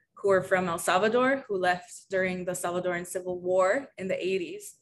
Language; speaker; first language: English; early bilingual, other home language; Spanish